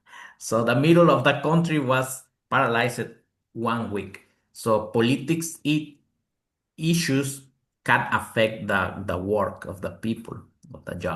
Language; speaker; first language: English; non-native, learner; Spanish